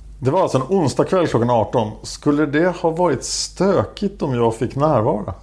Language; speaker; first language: Swedish; native; Swedish